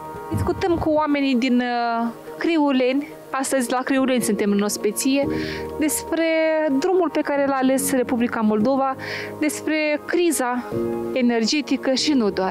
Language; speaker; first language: Romanian; native; Romanian